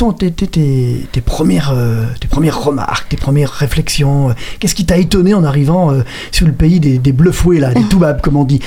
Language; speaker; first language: French; native; French